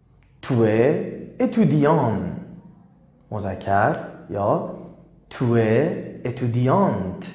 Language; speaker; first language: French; non-native, fluent; Persian